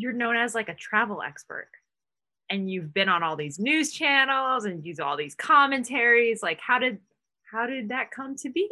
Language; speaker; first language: English; non-native, local second language; Filipino